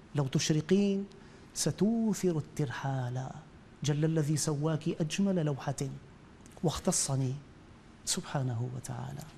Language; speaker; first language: Arabic; native; Arabic